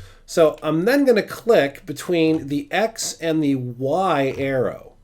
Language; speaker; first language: English; native; English